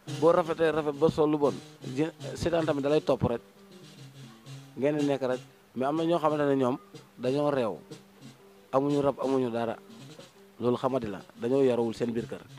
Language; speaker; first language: Wolof; native; Wolof